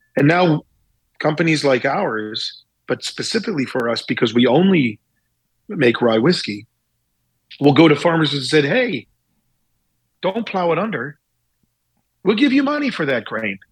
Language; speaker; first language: English; native; English